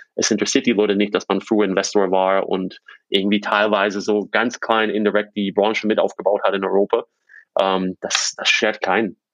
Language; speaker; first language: German; non-native, fluent; English